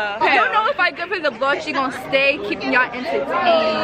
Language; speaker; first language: English; native; English